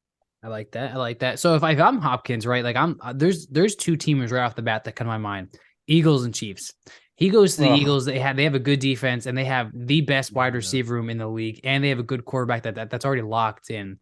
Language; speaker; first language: English; native; English